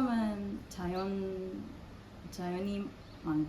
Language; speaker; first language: Korean; non-native, learner; Indonesian